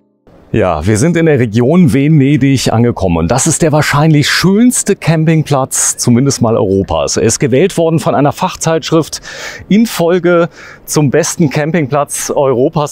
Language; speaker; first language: German; native; German